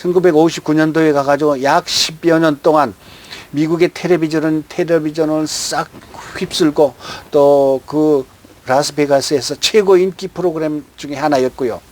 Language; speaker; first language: Korean; native; Korean